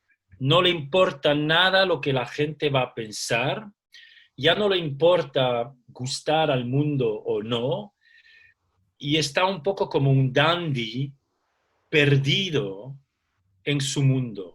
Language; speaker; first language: Spanish; early bilingual, heritage; Spanish